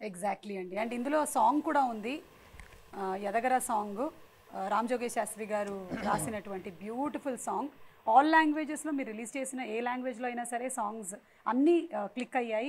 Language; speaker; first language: Telugu; native; Telugu